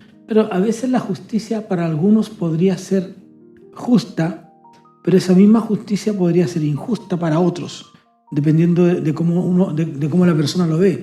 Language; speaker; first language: Spanish; native; Spanish